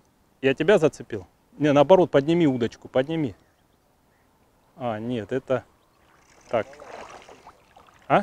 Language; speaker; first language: Russian; native; Russian